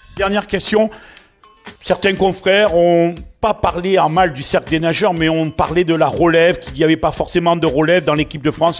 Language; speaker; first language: French; native; French